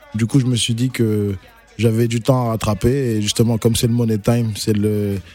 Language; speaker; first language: French; non-native, local second language; Lingala